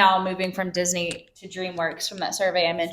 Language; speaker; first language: English; native; English